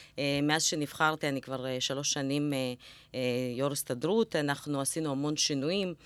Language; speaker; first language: Hebrew; early bilingual, other home language; Russian